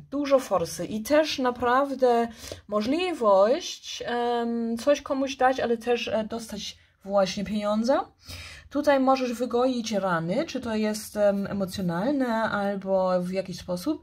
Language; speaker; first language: Polish; early bilingual, heritage; Polish